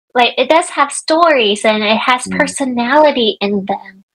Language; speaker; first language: English; native; English